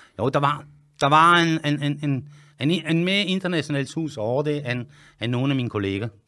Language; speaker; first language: Danish; non-native, fluent; French